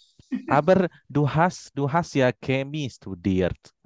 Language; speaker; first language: German; non-native, fluent; Indonesian